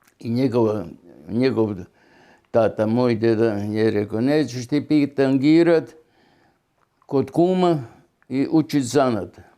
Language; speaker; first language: Bosnian; non-native, local second language; German